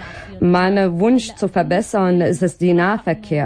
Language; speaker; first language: German; non-native, learner; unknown